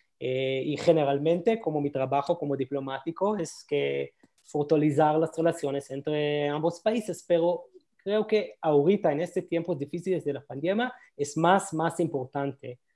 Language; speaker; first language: Spanish; non-native, learner; Hebrew